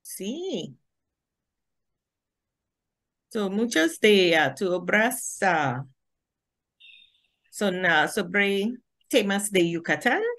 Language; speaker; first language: Spanish; non-native, learner; English